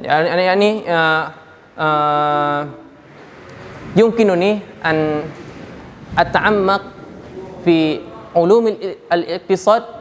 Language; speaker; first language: Arabic; non-native, learner; Indonesian